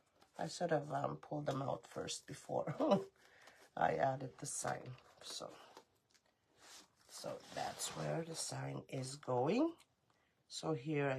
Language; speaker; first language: English; native; English